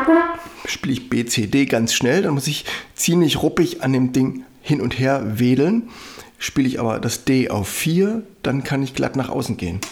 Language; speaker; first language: German; native; German